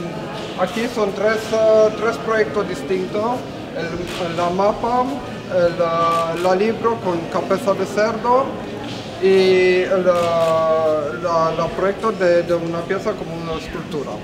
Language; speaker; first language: Spanish; non-native, learner; Romanian